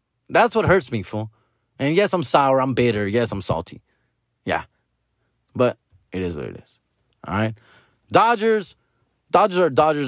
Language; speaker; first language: English; early bilingual, other home language; Spanish